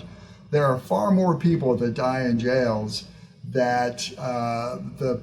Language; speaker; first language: English; native; English